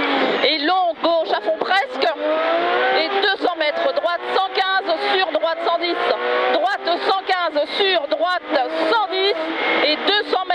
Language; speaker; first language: French; native; French